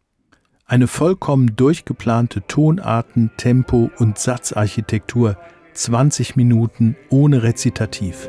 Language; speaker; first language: German; native; German